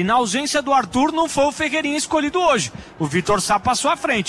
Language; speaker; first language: Portuguese; native; Portuguese